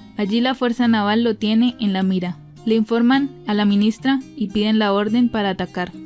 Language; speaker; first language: Spanish; native; Spanish